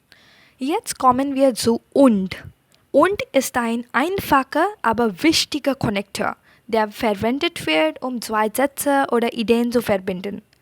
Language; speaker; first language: German; non-native, fluent; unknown